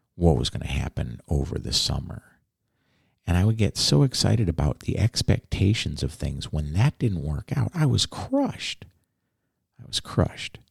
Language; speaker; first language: English; native; English